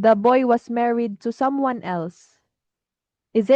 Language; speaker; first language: English; non-native, fluent; Filipino